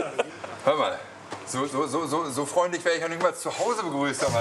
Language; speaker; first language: German; native; German